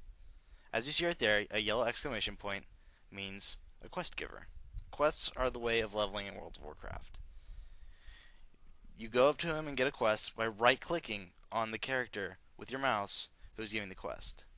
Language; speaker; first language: English; native; English